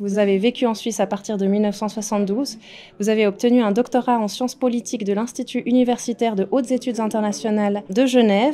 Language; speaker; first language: French; native; French